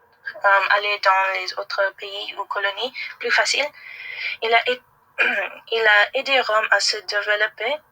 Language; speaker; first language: French; non-native, learner; English